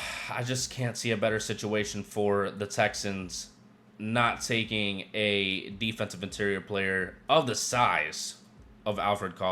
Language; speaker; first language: English; native; English